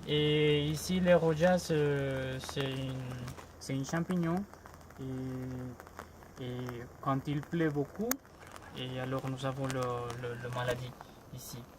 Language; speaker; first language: French; non-native, learner; Spanish